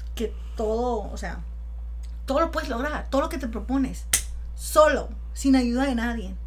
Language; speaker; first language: Spanish; native; Spanish